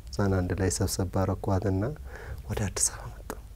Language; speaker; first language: Amharic; early bilingual, other home language; Oromo